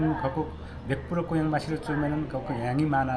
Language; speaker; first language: Korean; non-native, learner; Nepali